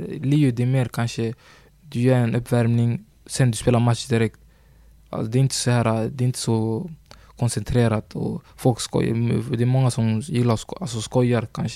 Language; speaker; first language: Swedish; early bilingual, other home language; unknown